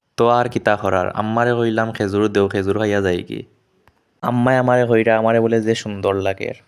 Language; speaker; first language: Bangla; native; Bangla